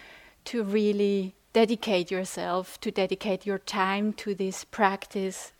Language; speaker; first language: English; non-native, fluent; Swiss German